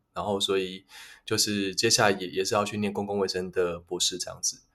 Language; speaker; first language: Chinese; native; Chinese